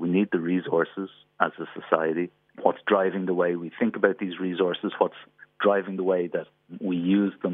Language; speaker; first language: English; native; English